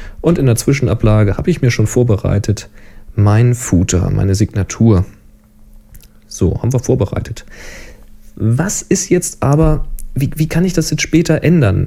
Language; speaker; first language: German; native; German